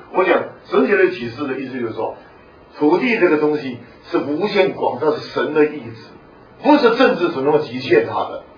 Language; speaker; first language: Chinese; non-native, local second language; Hakka Chinese